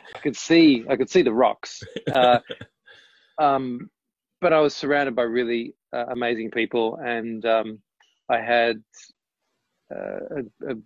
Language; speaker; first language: English; native; English